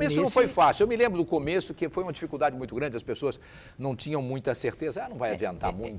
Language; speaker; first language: Portuguese; native; Portuguese